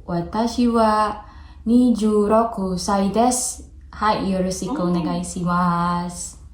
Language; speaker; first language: Japanese; non-native, learner; Indonesian